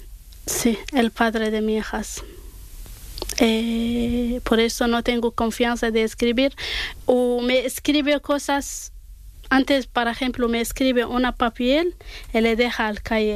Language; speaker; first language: Spanish; non-native, learner; Arabic